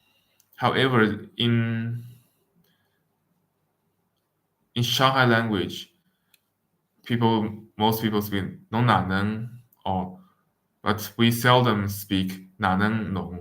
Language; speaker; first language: English; non-native, fluent; Wu Chinese